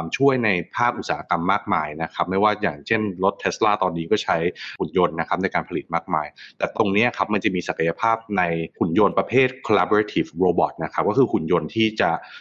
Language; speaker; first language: Thai; native; Thai